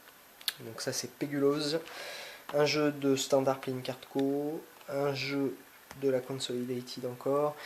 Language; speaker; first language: French; native; French